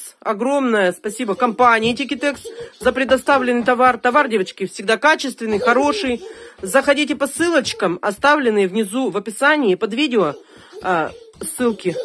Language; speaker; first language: Russian; native; Russian